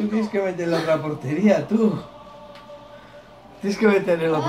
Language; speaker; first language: Spanish; native; Spanish